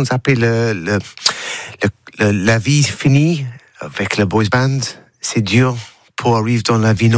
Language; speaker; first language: French; non-native, learner; English